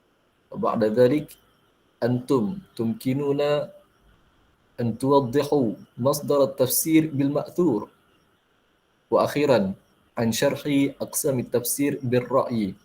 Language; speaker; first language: Arabic; non-native, fluent; Malay